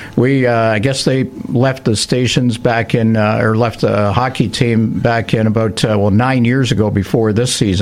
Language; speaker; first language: English; native; English